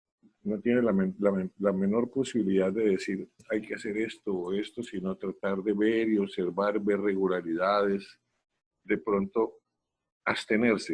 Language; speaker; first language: Spanish; native; Spanish